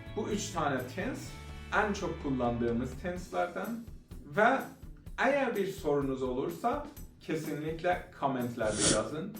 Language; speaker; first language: Turkish; non-native, fluent; Persian